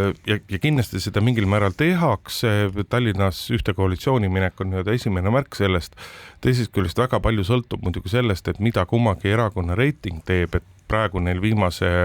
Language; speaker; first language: Estonian; native; Estonian